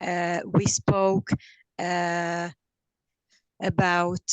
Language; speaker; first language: English; non-native, learner; Hungarian